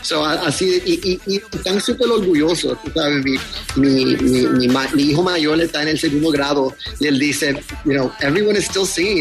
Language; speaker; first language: Spanish; early bilingual, heritage; Spanish